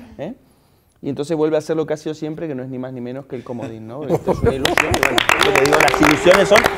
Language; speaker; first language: Spanish; native; Spanish